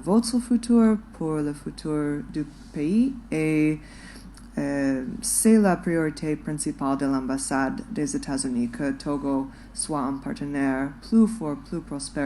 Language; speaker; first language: French; non-native, fluent; English